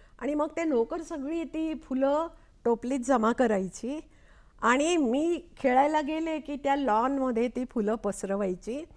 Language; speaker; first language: Marathi; non-native, local second language; Konkani